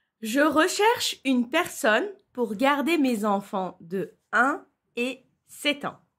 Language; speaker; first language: French; non-native, fluent; Turkish